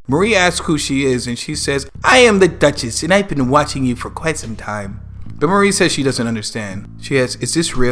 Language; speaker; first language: English; native; English